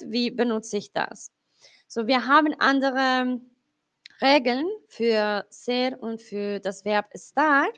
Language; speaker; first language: German; non-native, fluent; Spanish